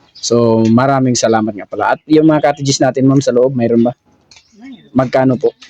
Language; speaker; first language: Filipino; non-native, local second language; Cebuano